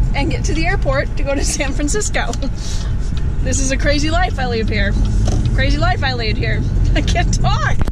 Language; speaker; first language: English; native; English